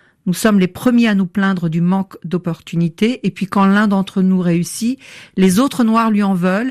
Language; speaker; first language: French; native; French